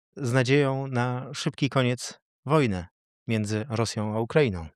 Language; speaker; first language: Polish; native; Polish